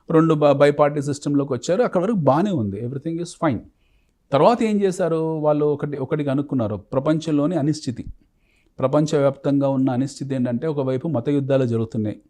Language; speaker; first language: Telugu; native; Telugu